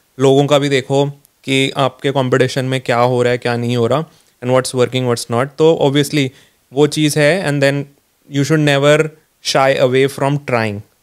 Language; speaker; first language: Hindi; native; Hindi